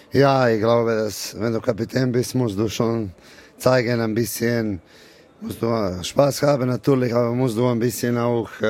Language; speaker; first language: German; non-native, learner; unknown